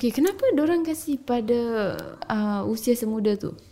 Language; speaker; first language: Malay; native; Malay